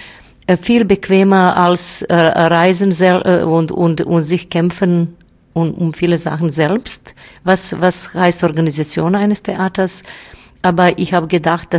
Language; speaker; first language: German; non-native, fluent; Bosnian